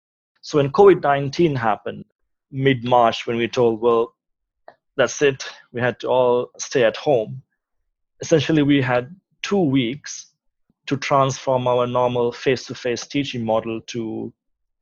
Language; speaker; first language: English; non-native, local second language; Sinhala